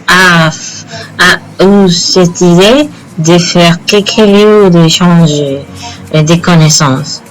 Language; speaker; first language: French; non-native, learner; Spanish